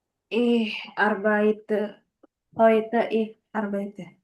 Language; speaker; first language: German; non-native, learner; Indonesian